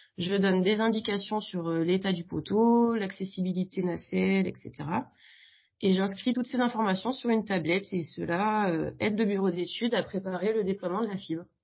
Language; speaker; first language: French; native; French